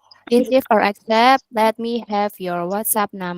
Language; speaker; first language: English; non-native, learner; Indonesian